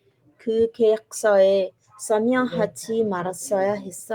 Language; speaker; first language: Korean; non-native, learner; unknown